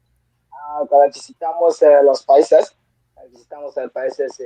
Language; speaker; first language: Spanish; non-native, learner; French